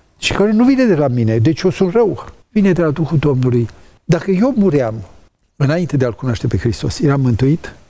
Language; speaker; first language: Romanian; native; Romanian